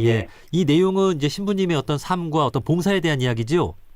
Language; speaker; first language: Korean; native; Korean